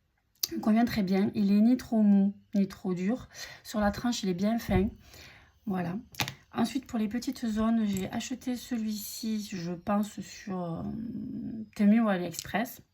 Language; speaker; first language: French; native; French